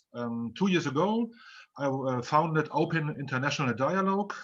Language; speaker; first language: English; non-native, fluent; German